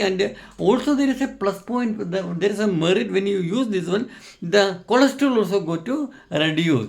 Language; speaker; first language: English; non-native, local second language; Malayalam